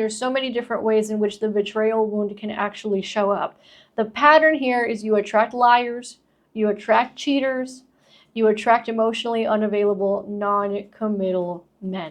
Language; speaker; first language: English; native; English